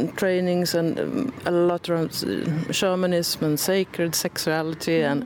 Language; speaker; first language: English; non-native, fluent; Swedish